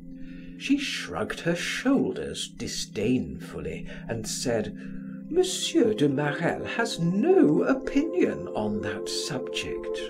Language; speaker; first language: English; native; English